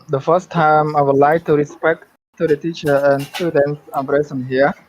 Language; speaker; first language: English; non-native, learner; Khmer